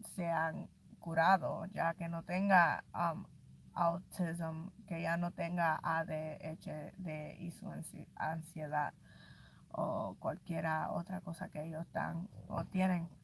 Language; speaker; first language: Spanish; early bilingual, heritage; Spanish